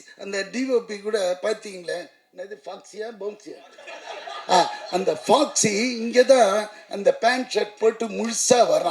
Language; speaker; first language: Tamil; native; Tamil